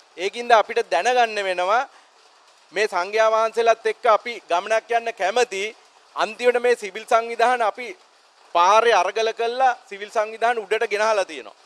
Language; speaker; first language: Sinhala; native; Sinhala